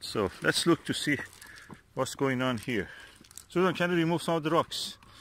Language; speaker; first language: English; non-native, fluent; Persian